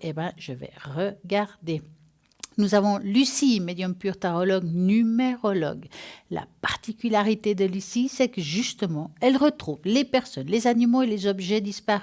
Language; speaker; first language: French; native; French